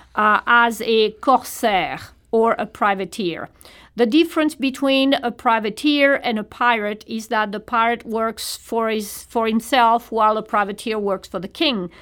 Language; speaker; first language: English; non-native, fluent; French